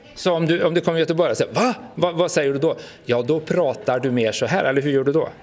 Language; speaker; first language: Swedish; native; Swedish